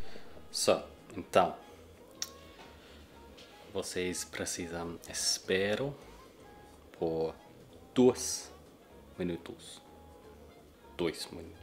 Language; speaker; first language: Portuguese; non-native, learner; English